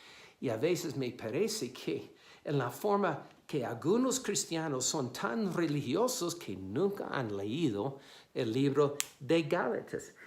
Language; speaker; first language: Spanish; non-native, fluent; English